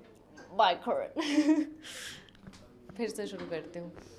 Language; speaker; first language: Hindi; native; Hindi